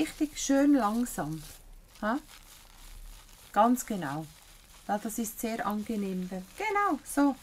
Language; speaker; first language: German; non-native, learner; Spanish